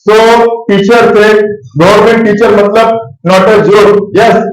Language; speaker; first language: Hindi; non-native, local second language; Marathi